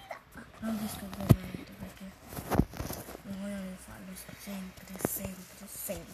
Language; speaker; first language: Italian; early bilingual, other home language; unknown